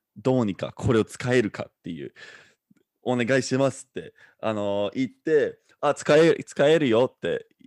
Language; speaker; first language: Japanese; non-native, fluent; English